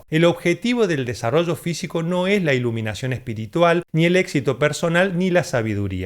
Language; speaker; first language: Spanish; native; Spanish